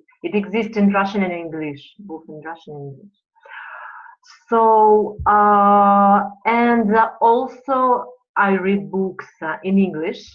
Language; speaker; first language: English; non-native, fluent; Russian